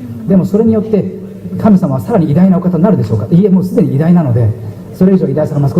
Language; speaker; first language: Japanese; native; Japanese